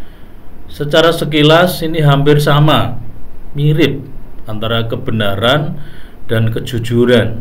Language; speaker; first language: Indonesian; native; Indonesian